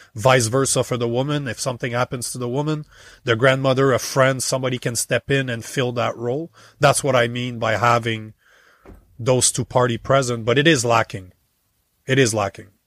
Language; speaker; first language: English; native; English